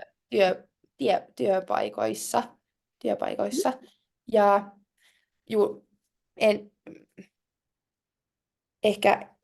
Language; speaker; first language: Finnish; non-native, local second language; Swedish